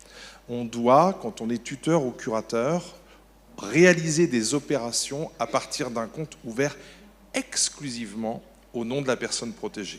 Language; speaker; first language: French; native; French